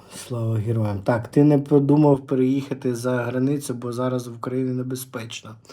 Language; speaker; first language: Ukrainian; non-native, local second language; Russian